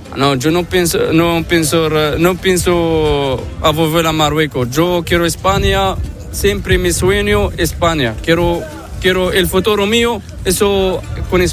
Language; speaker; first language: Spanish; non-native, learner; Arabic